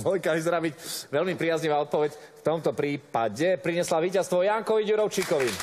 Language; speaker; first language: Slovak; native; Slovak